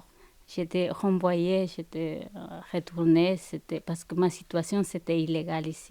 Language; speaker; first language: French; non-native, fluent; Spanish